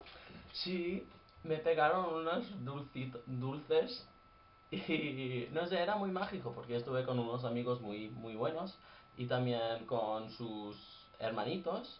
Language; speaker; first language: Spanish; non-native, fluent; English